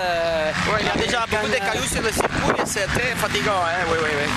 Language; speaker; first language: French; non-native, learner; Dutch